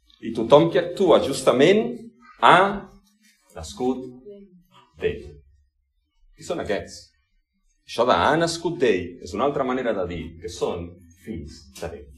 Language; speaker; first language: Catalan; non-native, local second language; Spanish